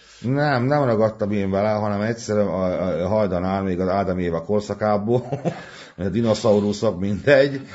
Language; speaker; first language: Hungarian; native; Hungarian